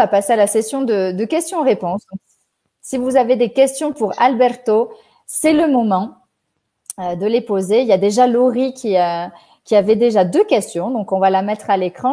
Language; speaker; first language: French; native; French